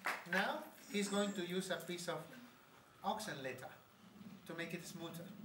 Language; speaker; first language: English; non-native, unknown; Spanish